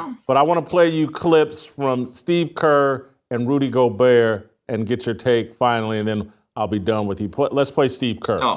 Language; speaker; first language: English; native; English